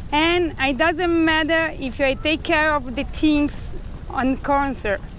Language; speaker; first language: English; non-native, learner; Italian